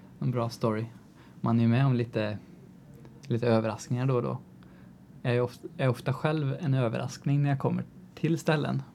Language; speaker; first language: Swedish; native; Swedish